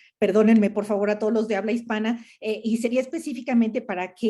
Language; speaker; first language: Spanish; native; Spanish